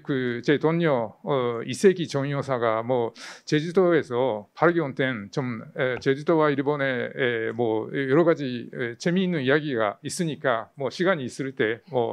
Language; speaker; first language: Korean; non-native, fluent; Japanese